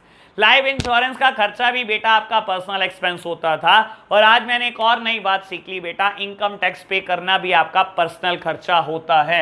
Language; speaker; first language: Hindi; native; Hindi